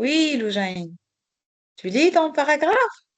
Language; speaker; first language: French; non-native, local second language; Arabic